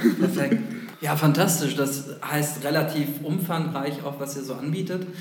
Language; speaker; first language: German; native; German